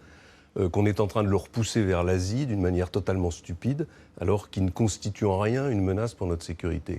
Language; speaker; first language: French; native; French